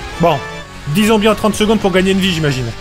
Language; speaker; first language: French; native; French